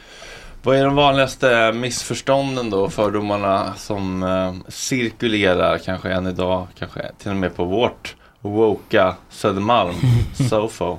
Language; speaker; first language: Swedish; native; Swedish